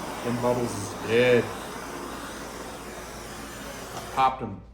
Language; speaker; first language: English; native; English